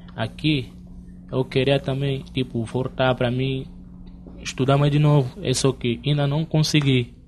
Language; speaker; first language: Portuguese; non-native, learner; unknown